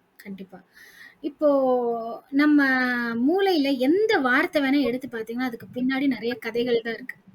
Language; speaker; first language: Tamil; non-native, local second language; Hindi